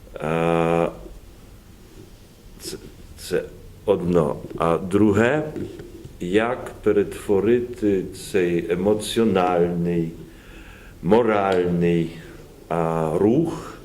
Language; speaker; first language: Ukrainian; non-native, learner; Polish